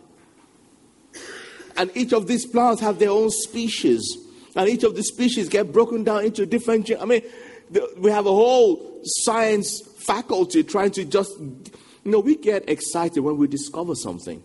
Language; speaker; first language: English; non-native, local second language; Yoruba